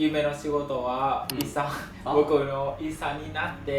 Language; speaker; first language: Japanese; non-native, learner; Vietnamese